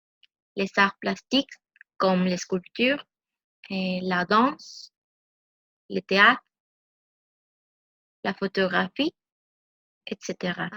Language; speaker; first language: French; non-native, learner; Spanish